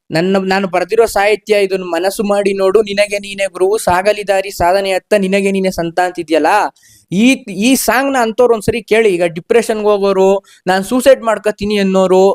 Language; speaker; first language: Kannada; native; Kannada